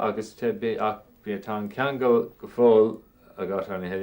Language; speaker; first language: Irish; non-native, local second language; English